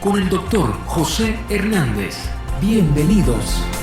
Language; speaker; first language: Spanish; native; Spanish